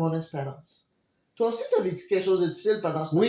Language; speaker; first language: French; native; French